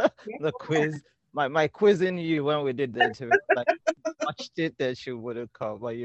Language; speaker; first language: English; non-native, local second language; Yoruba